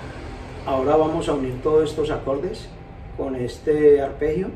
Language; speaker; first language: Spanish; native; Spanish